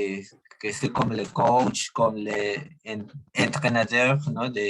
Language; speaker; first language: French; non-native, learner; Spanish